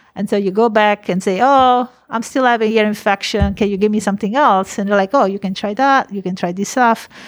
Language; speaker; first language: English; non-native, fluent; Italian